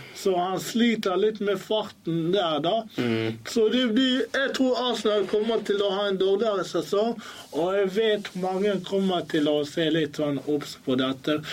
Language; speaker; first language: Norwegian; early bilingual, other home language; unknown